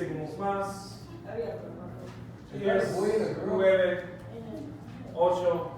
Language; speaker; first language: Spanish; non-native, fluent; English